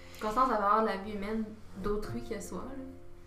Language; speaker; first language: French; native; French